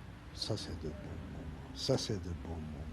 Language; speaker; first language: French; non-native, learner; Hungarian